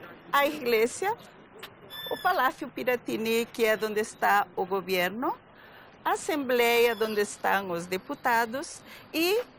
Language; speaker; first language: Portuguese; early bilingual, other home language; Galician